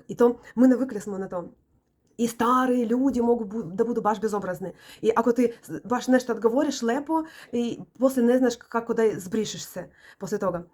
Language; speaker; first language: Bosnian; non-native, learner; Russian